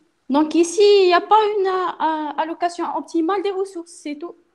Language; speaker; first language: French; non-native, local second language; Arabic